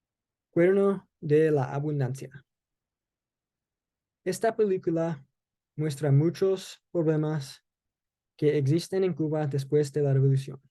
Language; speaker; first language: Spanish; non-native, learner; English